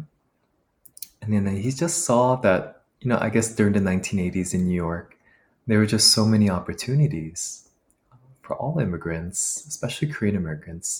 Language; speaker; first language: English; native; English